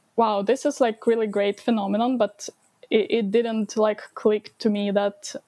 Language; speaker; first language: English; non-native, fluent; Ukrainian